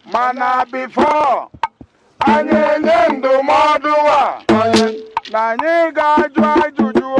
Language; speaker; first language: Igbo; native; Igbo